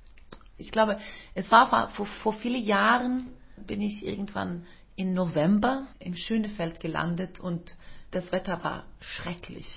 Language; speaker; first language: German; non-native, fluent; Norwegian